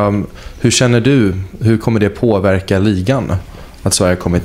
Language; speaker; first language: Swedish; native; Swedish